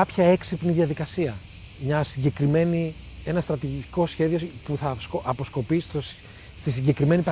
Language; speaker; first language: Greek; native; Greek